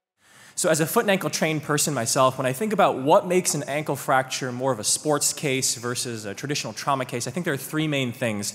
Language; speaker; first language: English; native; English